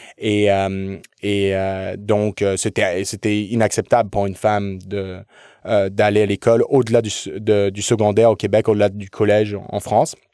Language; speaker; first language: French; early bilingual, other home language; English